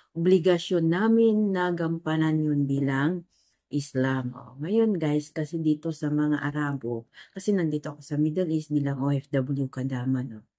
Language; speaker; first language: Filipino; non-native, local second language; Maguindanaon